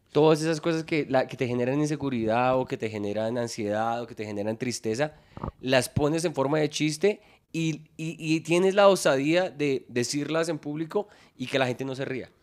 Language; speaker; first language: Spanish; native; Spanish